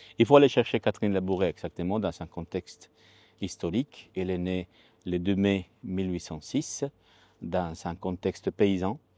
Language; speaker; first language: French; non-native, fluent; Spanish